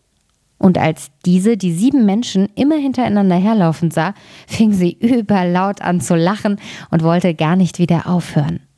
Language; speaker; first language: German; native; German